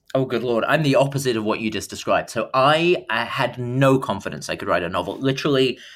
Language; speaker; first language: English; native; English